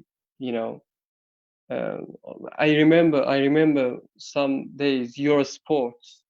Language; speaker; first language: English; non-native, learner; Persian